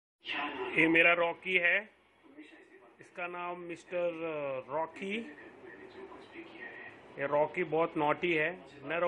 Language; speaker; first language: Hindi; native; Hindi